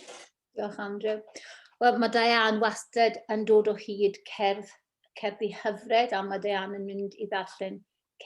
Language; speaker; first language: Welsh; non-native, local second language; English